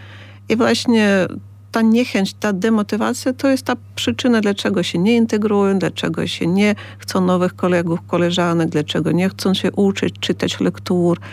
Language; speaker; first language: Polish; non-native, fluent; Ukrainian